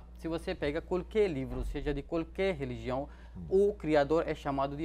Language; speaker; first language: Portuguese; non-native, fluent; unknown